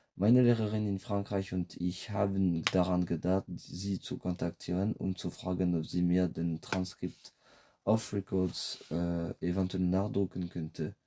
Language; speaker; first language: German; non-native, fluent; French